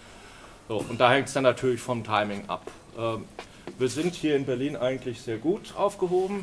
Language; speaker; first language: German; native; German